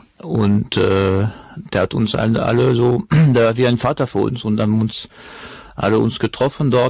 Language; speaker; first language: German; non-native, fluent; French